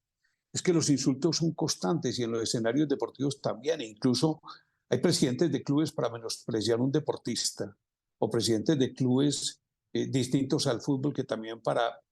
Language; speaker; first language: Spanish; native; Spanish